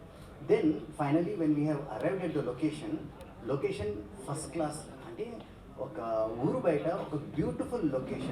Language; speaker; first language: Telugu; native; Telugu